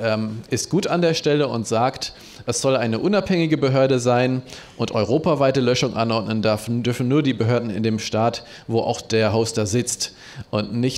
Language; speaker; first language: German; native; German